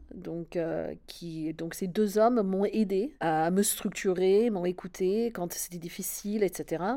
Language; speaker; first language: French; non-native, fluent; English